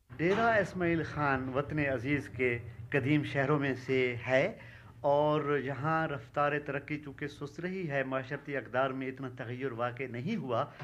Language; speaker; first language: Urdu; non-native, local second language; Saraiki